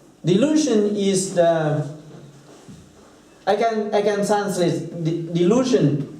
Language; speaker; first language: English; non-native, fluent; Thai